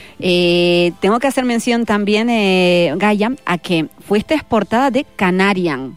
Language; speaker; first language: Spanish; native; Spanish